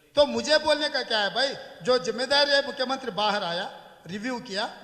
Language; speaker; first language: Hindi; non-native, local second language; Telugu